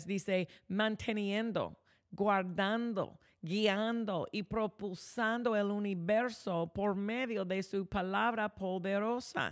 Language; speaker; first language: Spanish; non-native, fluent; English